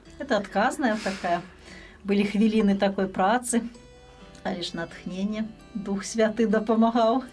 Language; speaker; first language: Belarusian; native; Belarusian